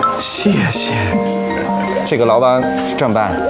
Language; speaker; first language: Chinese; non-native, fluent; Swedish